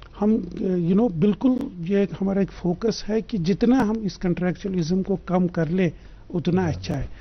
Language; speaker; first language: Hindi; non-native, local second language; Kashmiri